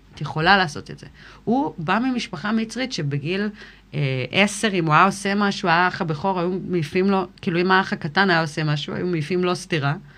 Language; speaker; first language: Hebrew; early bilingual, other home language; English